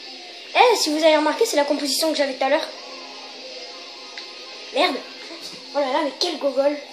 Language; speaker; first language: French; native; French